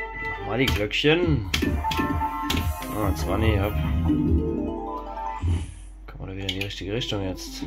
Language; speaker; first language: German; native; German